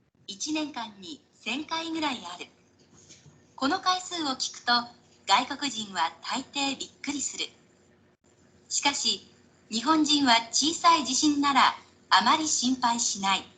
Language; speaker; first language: Japanese; non-native, learner; Indonesian